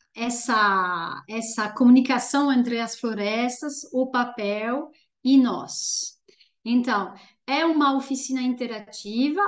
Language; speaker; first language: Portuguese; non-native, fluent; French